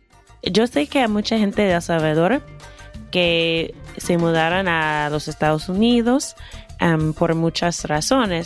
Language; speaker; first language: Spanish; non-native, fluent; English